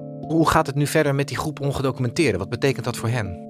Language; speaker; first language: Dutch; native; Dutch